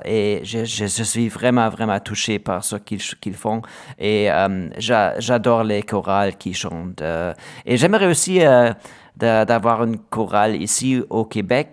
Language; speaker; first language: French; non-native, learner; German